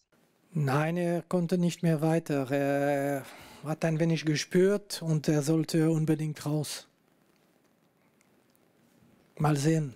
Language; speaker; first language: German; non-native, local second language; French